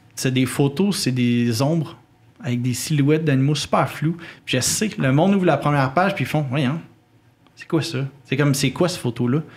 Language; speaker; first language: French; native; French